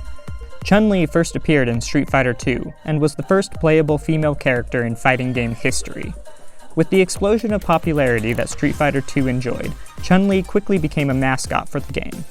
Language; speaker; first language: English; native; English